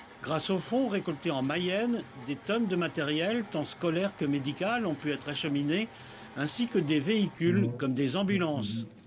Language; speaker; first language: French; native; French